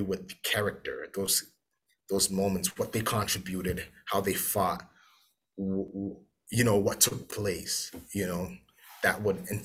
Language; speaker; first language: English; non-native, local second language; Akan